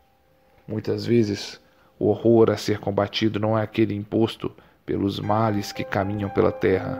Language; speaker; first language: Portuguese; native; Portuguese